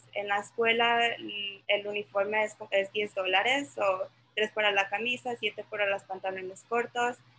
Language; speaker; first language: Spanish; early bilingual, other home language; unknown